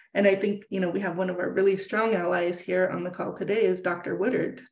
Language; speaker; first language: English; native; English